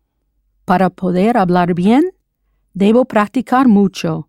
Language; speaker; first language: Spanish; non-native, fluent; English